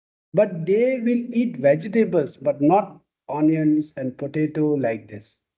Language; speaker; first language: English; non-native, fluent; Tibetan